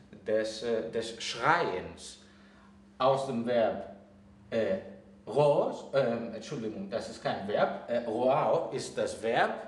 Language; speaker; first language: German; non-native, fluent; Greek